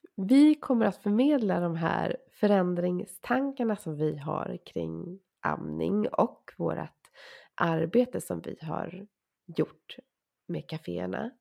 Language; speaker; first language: Swedish; native; Swedish